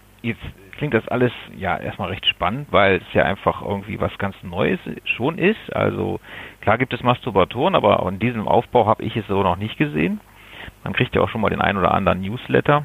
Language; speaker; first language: German; native; German